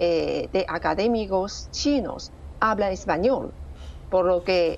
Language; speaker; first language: Spanish; non-native, fluent; Chinese